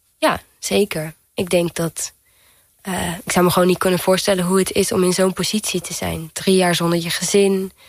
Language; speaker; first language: Dutch; early bilingual, heritage; Dutch